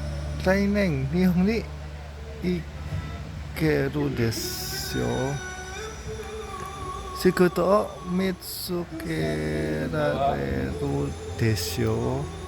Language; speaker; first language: Japanese; non-native, learner; Indonesian